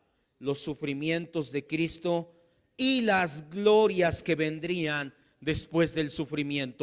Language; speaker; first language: Spanish; native; Spanish